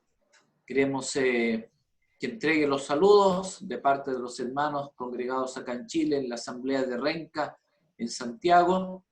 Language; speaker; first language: Spanish; native; Spanish